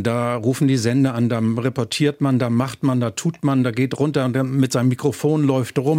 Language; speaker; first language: German; native; German